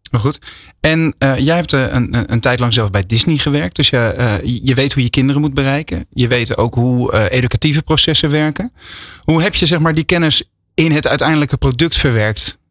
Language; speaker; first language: Dutch; native; Dutch